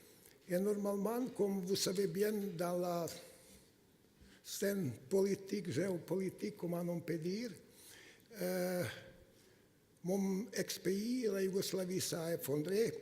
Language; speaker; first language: French; non-native, fluent; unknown